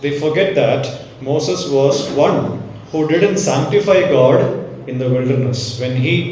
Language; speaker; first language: English; non-native, local second language; Malayalam